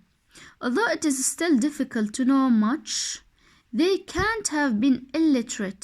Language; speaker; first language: English; non-native, fluent; Arabic